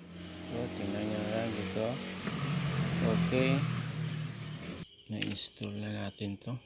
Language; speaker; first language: Filipino; non-native, local second language; Cebuano